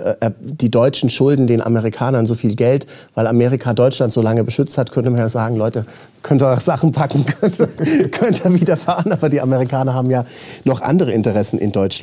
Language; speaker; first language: German; native; German